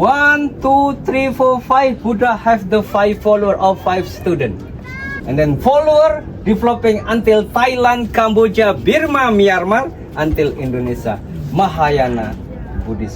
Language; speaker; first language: English; non-native, learner; Indonesian